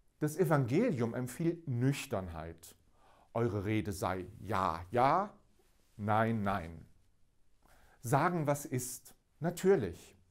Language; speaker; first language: German; native; German